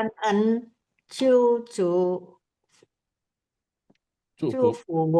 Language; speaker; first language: Chinese; non-native, learner; Indonesian